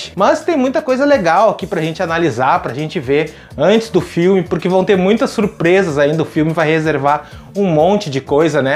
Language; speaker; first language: Portuguese; native; Portuguese